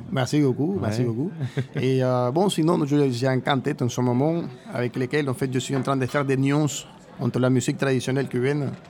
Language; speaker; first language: French; non-native, fluent; Spanish